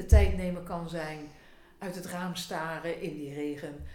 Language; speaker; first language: Dutch; native; Dutch